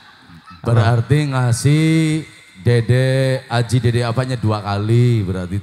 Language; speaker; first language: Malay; non-native, local second language; Javanese